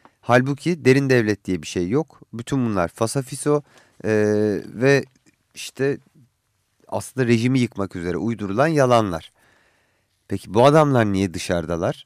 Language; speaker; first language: Turkish; native; Turkish